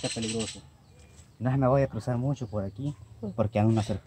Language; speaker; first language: Spanish; native; Spanish